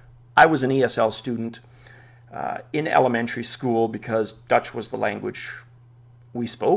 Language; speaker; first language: English; native; English